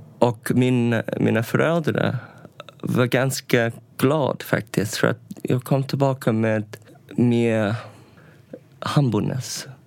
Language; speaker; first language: Swedish; non-native, learner; English